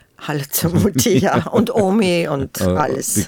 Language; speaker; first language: German; early bilingual, heritage; German